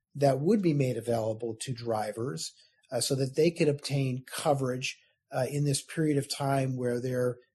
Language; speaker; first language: English; native; English